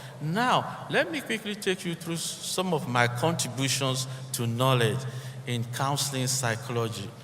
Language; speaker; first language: English; non-native, local second language; Yoruba